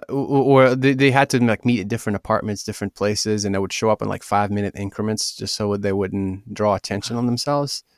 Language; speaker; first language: English; early bilingual, other home language; Ukrainian